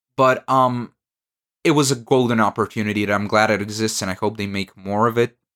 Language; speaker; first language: English; non-native, fluent; Bulgarian